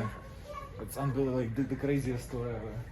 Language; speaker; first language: English; non-native, fluent; Russian